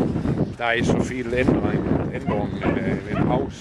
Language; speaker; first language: German; non-native, learner; Danish